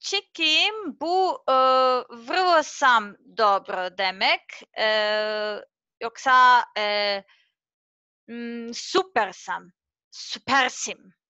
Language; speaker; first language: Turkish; non-native, learner; Serbian